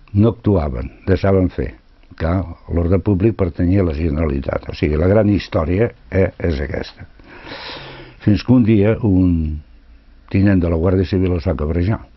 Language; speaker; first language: Catalan; non-native, local second language; Spanish